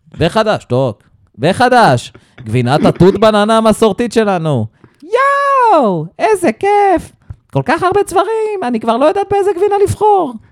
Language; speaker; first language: Hebrew; native; Hebrew